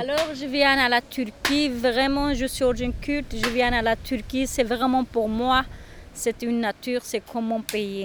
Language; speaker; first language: French; non-native, learner; Turkish